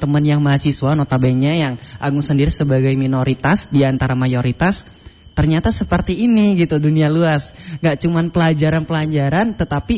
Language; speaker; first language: Indonesian; non-native, local second language; Javanese